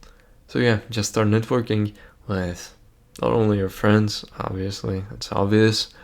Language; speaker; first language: English; non-native, fluent; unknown